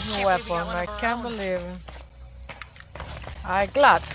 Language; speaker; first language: English; non-native, learner; Italian